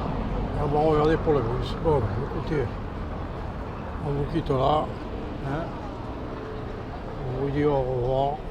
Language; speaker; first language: French; native; French